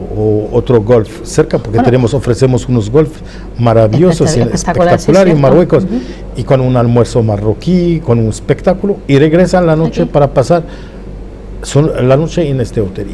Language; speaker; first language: Spanish; non-native, fluent; Arabic